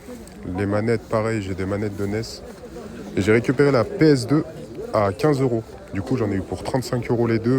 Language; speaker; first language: French; native; French